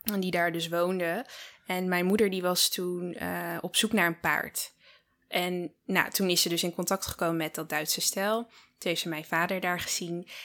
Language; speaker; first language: Dutch; early bilingual, other home language; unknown